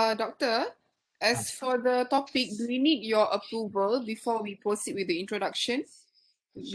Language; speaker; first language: English; non-native, local second language; Malay